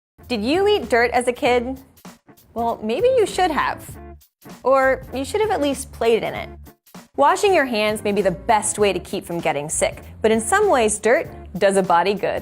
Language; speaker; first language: English; native; English